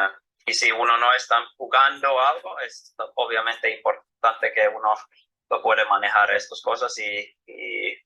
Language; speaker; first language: Spanish; non-native, fluent; Finnish